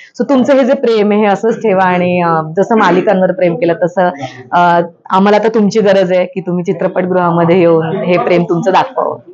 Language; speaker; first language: Marathi; native; Marathi